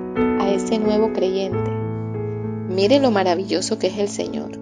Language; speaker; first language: Spanish; native; Spanish